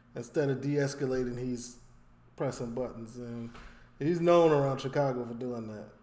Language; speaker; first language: English; native; English